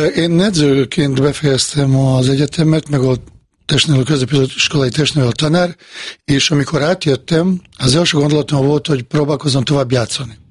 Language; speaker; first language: Hungarian; non-native, fluent; Bosnian